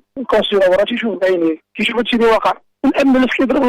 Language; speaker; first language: Arabic; native; Arabic